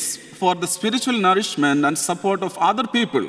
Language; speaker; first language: English; non-native, local second language; Malayalam